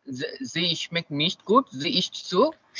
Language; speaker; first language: German; non-native, learner; Bangla